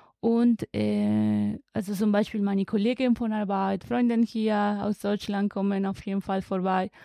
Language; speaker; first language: German; non-native, learner; Spanish